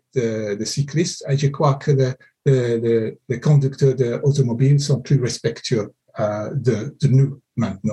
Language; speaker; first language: French; non-native, fluent; English